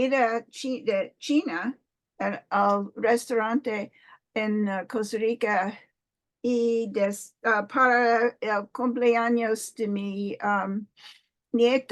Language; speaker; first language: Spanish; non-native, learner; English